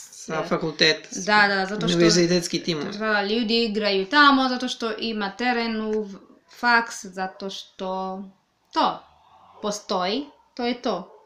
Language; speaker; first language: Serbian; non-native, learner; Swahili